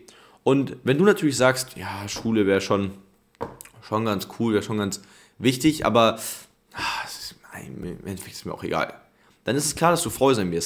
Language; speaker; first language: German; native; German